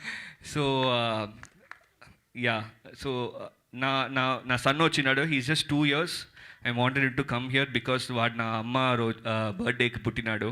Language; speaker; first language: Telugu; early bilingual, heritage; Telugu